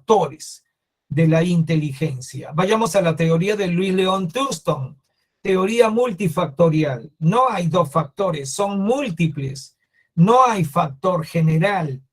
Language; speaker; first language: Spanish; native; Spanish